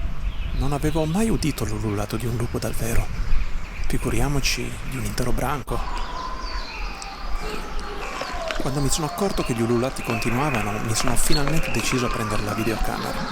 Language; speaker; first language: Italian; native; Italian